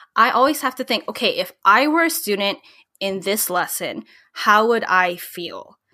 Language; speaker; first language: English; early bilingual, other home language; Filipino